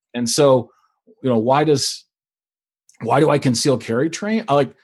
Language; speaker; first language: English; native; English